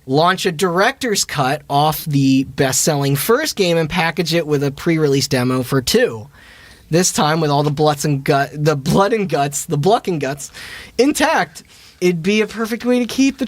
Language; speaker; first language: English; native; English